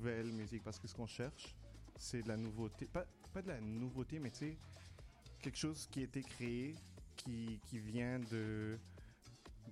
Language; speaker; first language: French; native; French